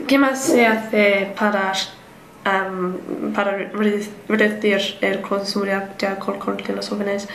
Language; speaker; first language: Spanish; non-native, learner; English